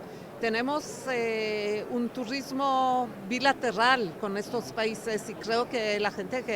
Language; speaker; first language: Spanish; non-native, fluent; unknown